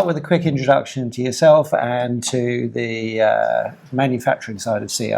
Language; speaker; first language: English; native; English